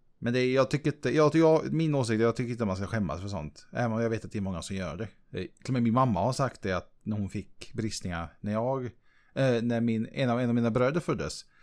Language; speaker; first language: Swedish; native; Swedish